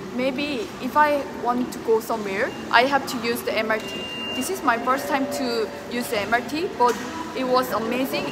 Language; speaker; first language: English; non-native, learner; Korean